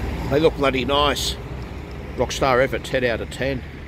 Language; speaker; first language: English; native; English